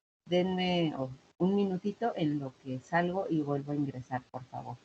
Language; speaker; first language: Spanish; native; Spanish